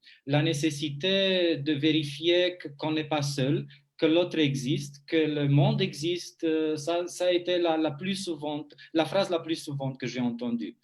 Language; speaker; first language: French; non-native, fluent; Romanian